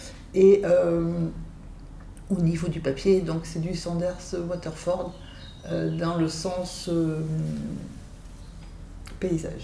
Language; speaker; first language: French; native; French